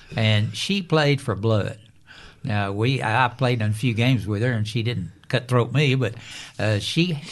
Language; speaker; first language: English; native; English